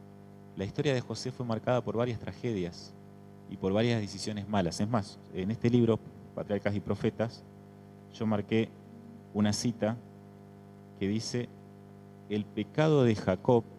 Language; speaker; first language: Spanish; native; Spanish